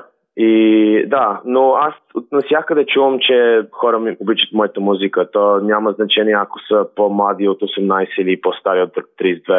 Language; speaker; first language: Bulgarian; early bilingual, heritage; Bulgarian